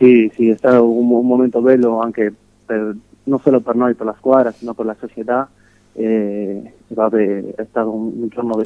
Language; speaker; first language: Italian; non-native, fluent; Spanish